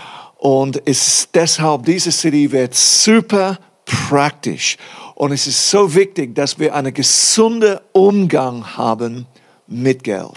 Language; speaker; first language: German; non-native, fluent; English